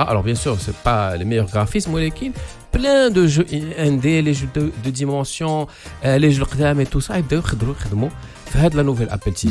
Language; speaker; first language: French; non-native, local second language; Arabic